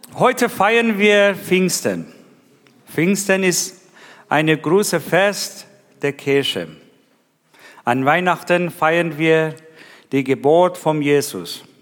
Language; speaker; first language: German; non-native, learner; Persian